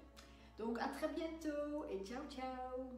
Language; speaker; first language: French; non-native, fluent; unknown